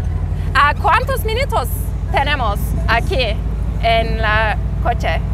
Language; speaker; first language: Spanish; non-native, learner; Turkish